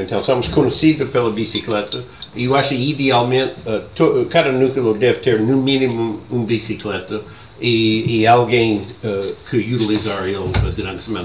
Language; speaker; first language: Portuguese; non-native, learner; English